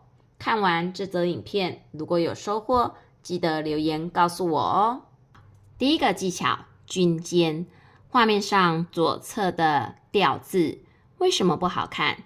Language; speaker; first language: Chinese; native; Chinese